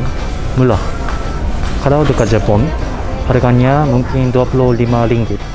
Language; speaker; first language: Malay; non-native, learner; Japanese